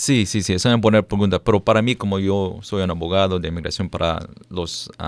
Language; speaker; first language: Spanish; non-native, fluent; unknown